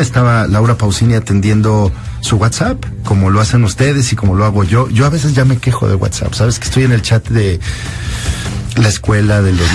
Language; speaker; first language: Spanish; native; Spanish